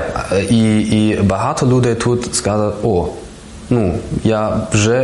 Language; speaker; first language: Ukrainian; non-native, learner; German